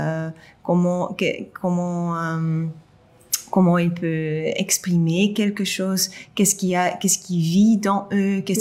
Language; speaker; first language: French; non-native, local second language; Dutch